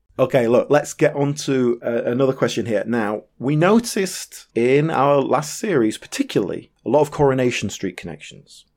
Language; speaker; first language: English; native; English